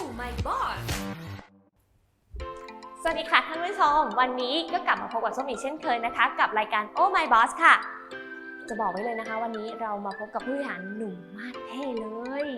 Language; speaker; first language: Thai; native; Thai